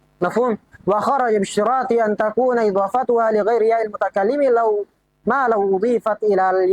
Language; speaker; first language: Arabic; non-native, fluent; Indonesian